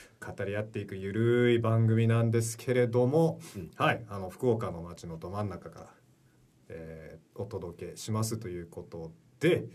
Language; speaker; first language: Japanese; early bilingual, heritage; Japanese